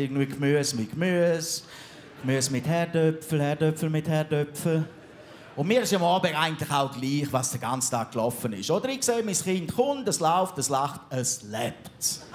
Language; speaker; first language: German; native; German